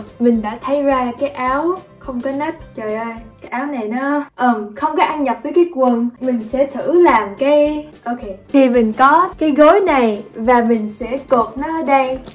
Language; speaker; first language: Vietnamese; early bilingual, other home language; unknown